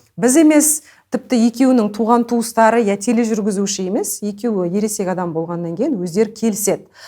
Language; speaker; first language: Kazakh; native; Kazakh